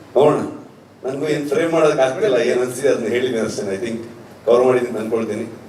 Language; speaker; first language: Kannada; native; Kannada